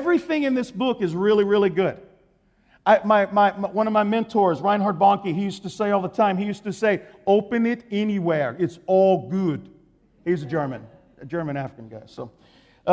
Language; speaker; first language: English; native; English